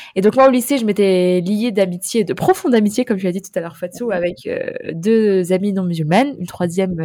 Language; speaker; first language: French; non-native, fluent; Arabic